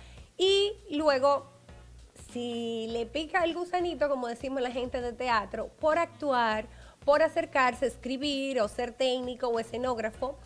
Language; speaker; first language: Spanish; native; Spanish